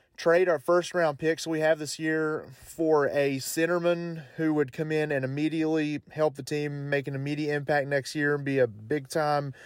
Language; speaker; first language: English; native; English